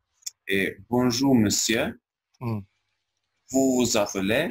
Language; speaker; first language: French; non-native, learner; Albanian